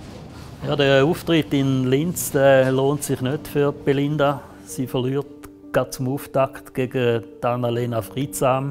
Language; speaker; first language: German; native; German